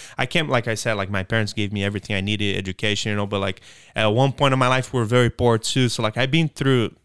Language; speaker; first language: English; non-native, fluent; Portuguese